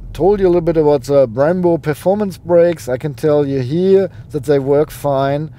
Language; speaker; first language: English; non-native, fluent; German